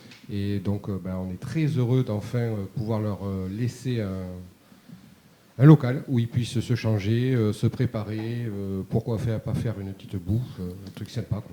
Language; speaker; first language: French; native; French